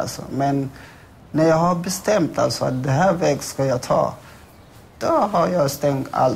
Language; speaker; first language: Swedish; non-native, fluent; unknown